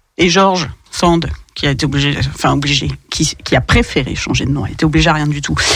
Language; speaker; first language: French; native; French